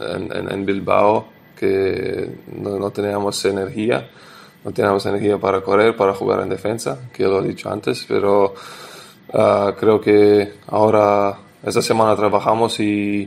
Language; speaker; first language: Spanish; non-native, learner; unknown